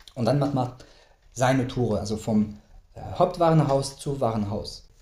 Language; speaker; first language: German; non-native, fluent; French